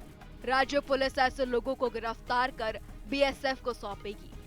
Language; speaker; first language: Hindi; native; Hindi